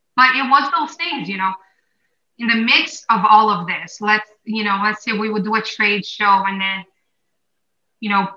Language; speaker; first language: English; non-native, fluent; Portuguese